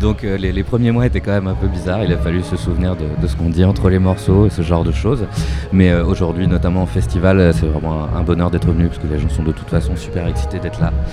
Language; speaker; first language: French; native; French